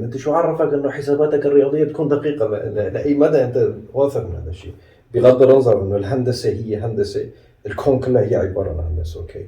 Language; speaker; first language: Arabic; native; Arabic